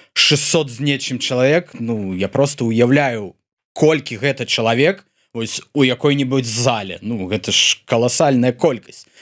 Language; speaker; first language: Belarusian; non-native, local second language; Russian